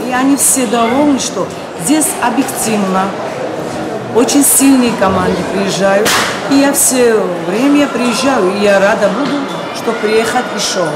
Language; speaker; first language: Russian; non-native, learner; Georgian